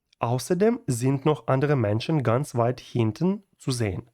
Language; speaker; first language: German; non-native, fluent; Ukrainian